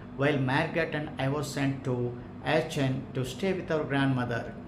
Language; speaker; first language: English; non-native, local second language; Telugu